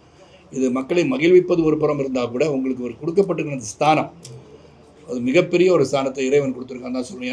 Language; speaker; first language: Tamil; native; Tamil